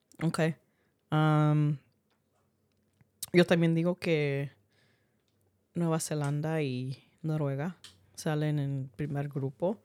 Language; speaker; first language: Spanish; early bilingual, heritage; Spanish